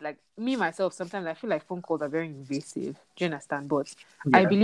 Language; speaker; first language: English; non-native, local second language; Yoruba